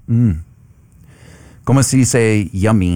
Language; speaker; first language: Spanish; non-native, learner; English